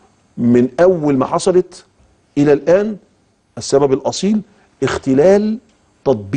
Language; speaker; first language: Arabic; native; Arabic